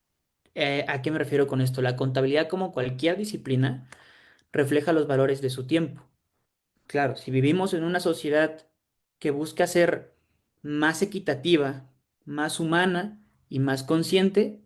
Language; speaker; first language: Spanish; native; Spanish